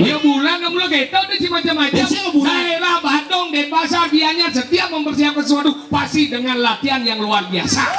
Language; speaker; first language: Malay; non-native, local second language; Balinese